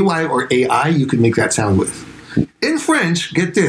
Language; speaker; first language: English; non-native, fluent; Spanish